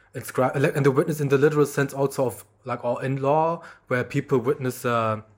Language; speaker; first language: English; non-native, fluent; German